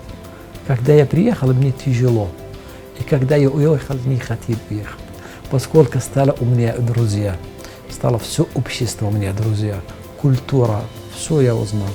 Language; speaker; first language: Russian; non-native, fluent; Arabic